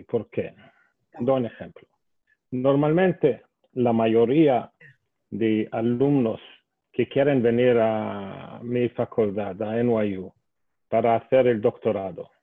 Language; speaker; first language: Spanish; non-native, fluent; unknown